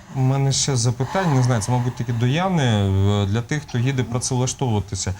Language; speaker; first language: Ukrainian; native; Ukrainian